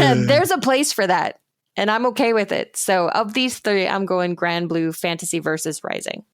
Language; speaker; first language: English; native; English